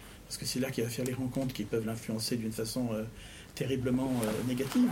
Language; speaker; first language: French; native; French